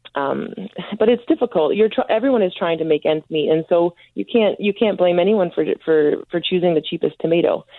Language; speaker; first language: English; native; English